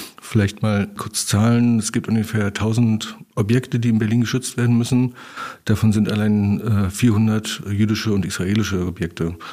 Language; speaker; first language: German; native; German